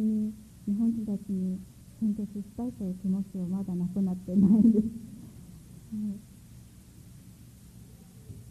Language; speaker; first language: Japanese; non-native, fluent; Mongolian